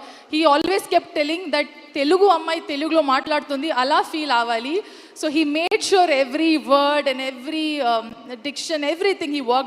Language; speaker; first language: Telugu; non-native, learner; Kannada